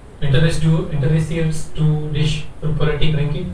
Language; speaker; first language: German; non-native, learner; Hindi